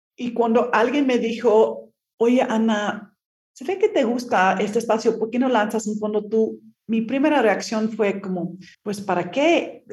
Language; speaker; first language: Spanish; non-native, fluent; English